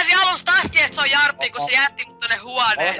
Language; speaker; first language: Finnish; native; Finnish